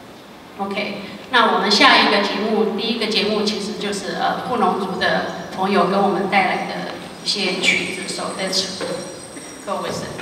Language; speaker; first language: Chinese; non-native, local second language; Min Nan Chinese